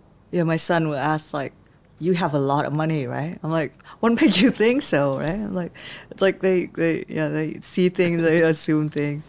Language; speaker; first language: English; non-native, fluent; Vietnamese